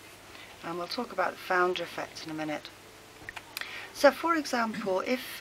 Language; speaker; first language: English; native; English